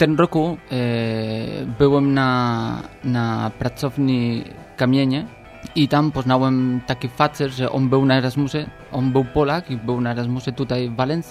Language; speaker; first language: Polish; non-native, learner; Spanish